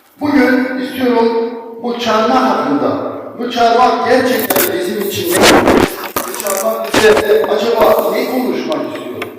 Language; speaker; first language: Turkish; non-native, fluent; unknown